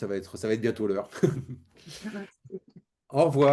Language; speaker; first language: French; native; French